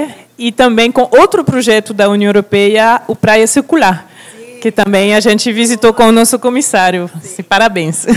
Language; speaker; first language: Portuguese; non-native, fluent; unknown